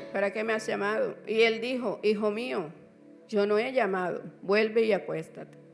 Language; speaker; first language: Spanish; native; Spanish